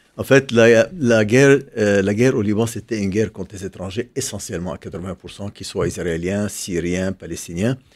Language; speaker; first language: French; non-native, local second language; Arabic